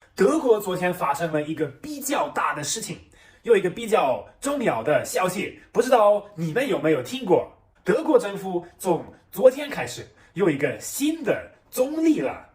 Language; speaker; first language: Chinese; non-native, fluent; German